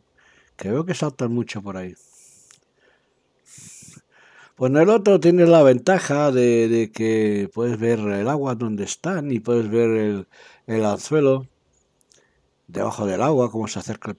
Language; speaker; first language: Spanish; native; Spanish